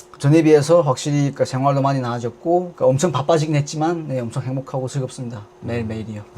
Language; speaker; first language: Korean; native; Korean